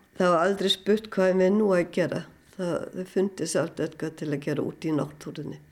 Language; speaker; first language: Icelandic; non-native, fluent; German